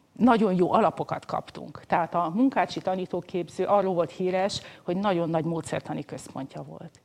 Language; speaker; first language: Hungarian; native; Hungarian